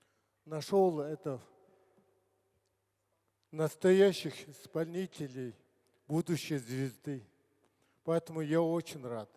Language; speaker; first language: Russian; non-native, learner; Mongolian